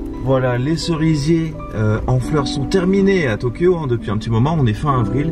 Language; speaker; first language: French; native; French